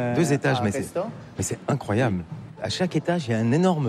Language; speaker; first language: French; native; French